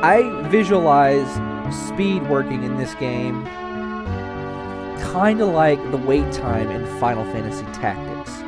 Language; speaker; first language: English; native; English